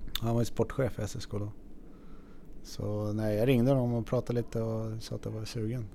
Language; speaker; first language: Swedish; native; Swedish